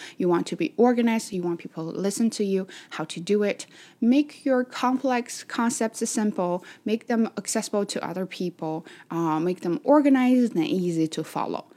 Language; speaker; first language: English; non-native, fluent; Chinese